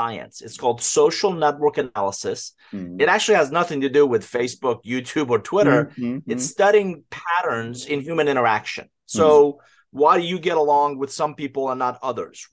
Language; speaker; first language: English; non-native, fluent; Persian